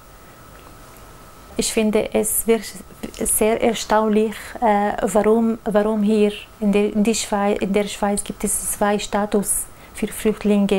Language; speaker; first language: German; non-native, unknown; Arabic